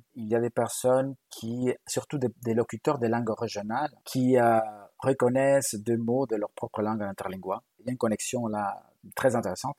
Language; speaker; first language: French; non-native, fluent; Galician